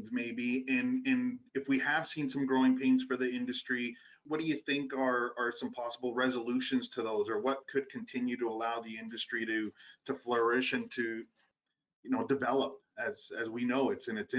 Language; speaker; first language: English; native; English